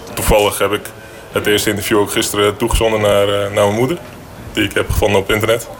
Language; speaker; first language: Dutch; early bilingual, other home language; Bosnian